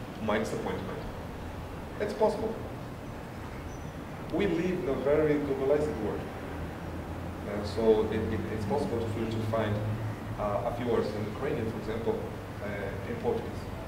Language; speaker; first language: English; non-native, fluent; Portuguese